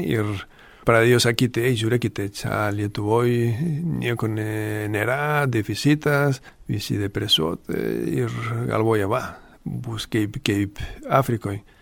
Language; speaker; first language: Lithuanian; non-native, fluent; Spanish